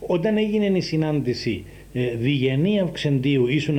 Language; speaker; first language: Greek; native; Greek